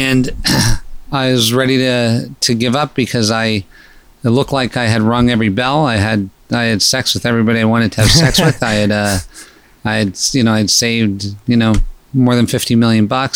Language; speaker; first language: English; native; English